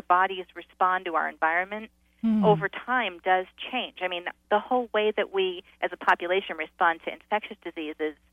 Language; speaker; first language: English; native; English